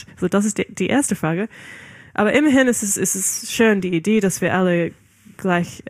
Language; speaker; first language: German; non-native, fluent; English